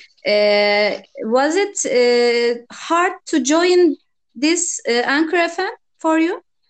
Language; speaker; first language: English; non-native, learner; Turkish